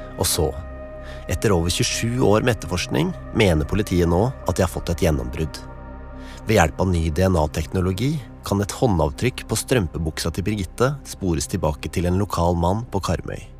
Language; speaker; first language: Norwegian; native; Norwegian